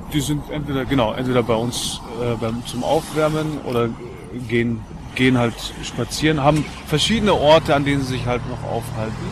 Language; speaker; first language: German; early bilingual, other home language; Turkish